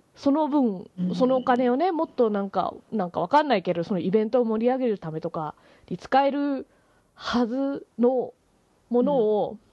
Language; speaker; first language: Japanese; native; Japanese